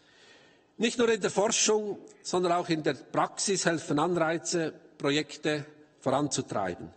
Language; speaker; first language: German; native; German